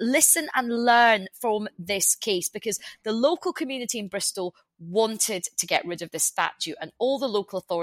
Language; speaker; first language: English; native; English